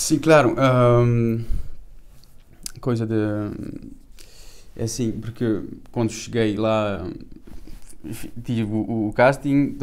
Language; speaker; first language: Portuguese; early bilingual, heritage; French